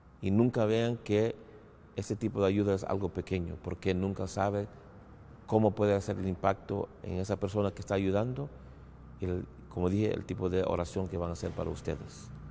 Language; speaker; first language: Spanish; non-native, fluent; English